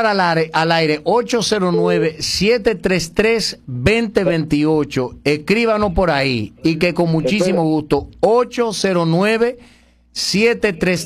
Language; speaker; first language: Spanish; early bilingual, heritage; Spanish